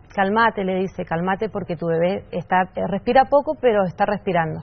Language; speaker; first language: Spanish; native; Spanish